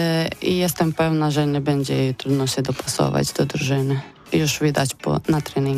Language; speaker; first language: Polish; non-native, fluent; Serbian